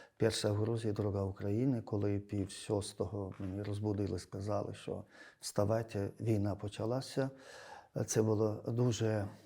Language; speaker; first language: Ukrainian; non-native, fluent; Georgian